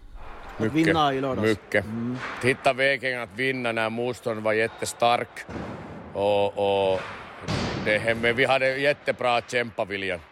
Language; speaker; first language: Swedish; non-native, learner; Finnish